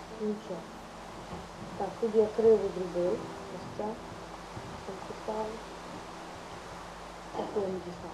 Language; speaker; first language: Ukrainian; native; Ukrainian